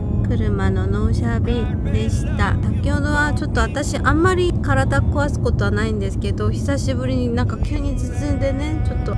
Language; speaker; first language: Japanese; non-native, fluent; Korean